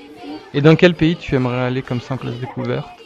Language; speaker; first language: French; native; French